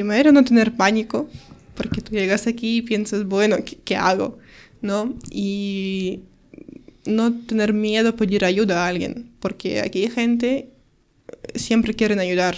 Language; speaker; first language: Spanish; non-native, learner; Ukrainian